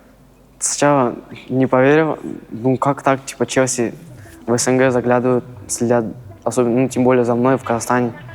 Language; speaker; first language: Russian; native; Russian